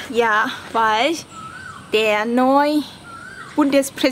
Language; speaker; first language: German; non-native, learner; Thai